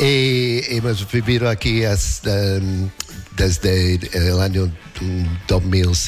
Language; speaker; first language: Spanish; non-native, learner; English